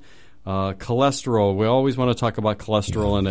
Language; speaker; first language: English; native; English